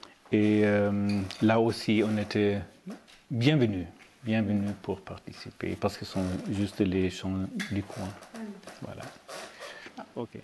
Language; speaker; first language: French; non-native, learner; German